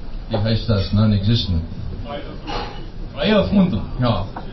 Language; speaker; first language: German; non-native, learner; English